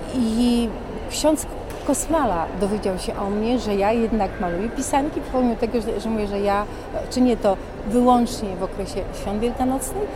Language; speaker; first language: Polish; native; Polish